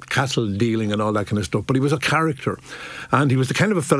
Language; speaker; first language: English; native; English